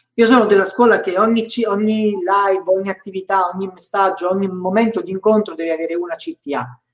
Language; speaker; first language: Italian; native; Italian